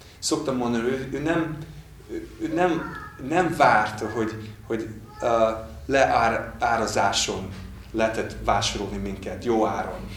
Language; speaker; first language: Hungarian; non-native, fluent; English